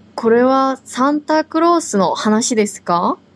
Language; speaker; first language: Japanese; non-native, fluent; Korean